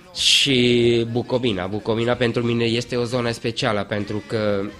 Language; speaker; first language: Romanian; non-native, fluent; Spanish